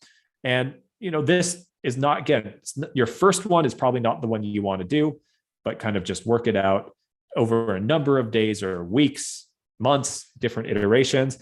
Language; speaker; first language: English; native; English